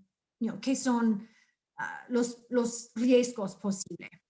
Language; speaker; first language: Spanish; non-native, fluent; English